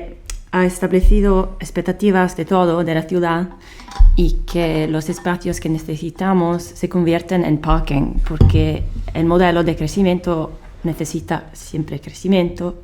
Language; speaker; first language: Spanish; non-native, fluent; Italian